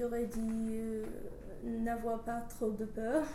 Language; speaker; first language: French; non-native, learner; English